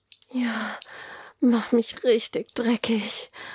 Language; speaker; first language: German; early bilingual, other home language; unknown